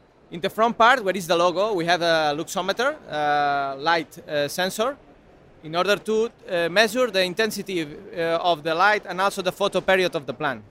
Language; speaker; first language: English; non-native, learner; Spanish